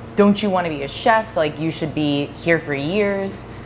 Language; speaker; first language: English; native; English